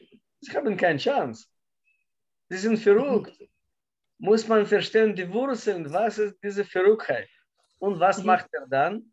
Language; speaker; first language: German; non-native, learner; Russian